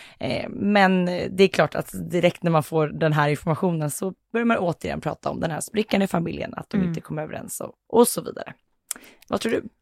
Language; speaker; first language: Swedish; native; Swedish